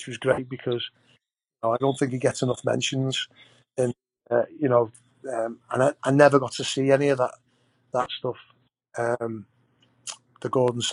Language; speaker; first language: English; native; English